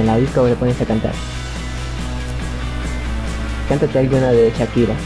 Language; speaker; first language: Spanish; native; Spanish